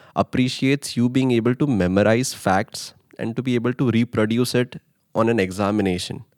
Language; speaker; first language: English; non-native, local second language; Hindi